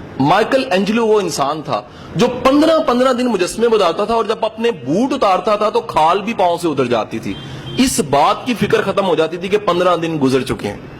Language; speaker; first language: Urdu; non-native, local second language; Punjabi